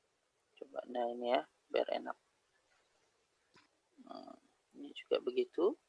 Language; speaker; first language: Indonesian; native; Indonesian